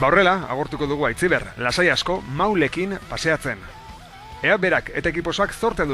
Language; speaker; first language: Basque; native; Basque